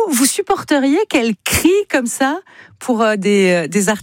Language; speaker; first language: French; native; French